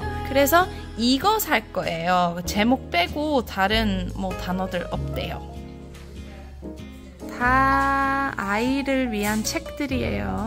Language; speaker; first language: Korean; non-native, fluent; French